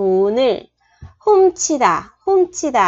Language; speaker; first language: Korean; non-native, fluent; Vietnamese